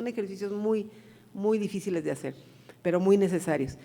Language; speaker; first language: Spanish; native; Spanish